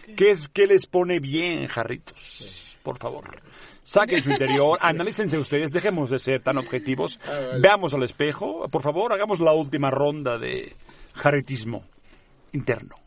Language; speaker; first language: Spanish; non-native, local second language; Catalan